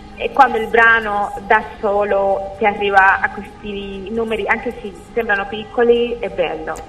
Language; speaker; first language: Italian; non-native, fluent; Spanish